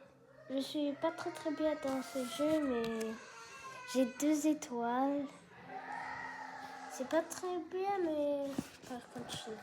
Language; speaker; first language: French; non-native, learner; German